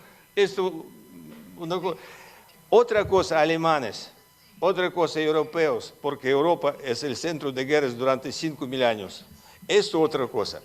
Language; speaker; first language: Spanish; non-native, fluent; Russian